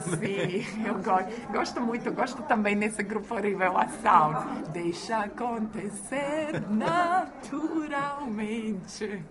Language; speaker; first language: Portuguese; non-native, fluent; Croatian